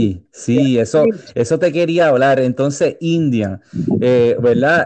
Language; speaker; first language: Spanish; native; Spanish